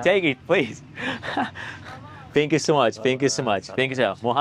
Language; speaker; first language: English; non-native, learner; Lithuanian